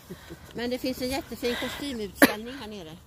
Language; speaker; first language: Swedish; native; Swedish